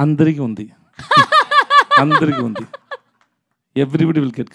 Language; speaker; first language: Telugu; non-native, learner; Tamil